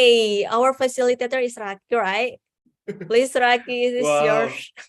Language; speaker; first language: English; non-native, fluent; Indonesian